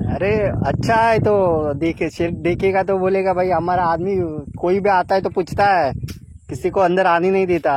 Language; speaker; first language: Hindi; non-native, local second language; Marathi